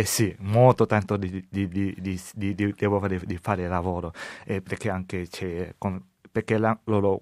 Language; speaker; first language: Italian; non-native, learner; Chinese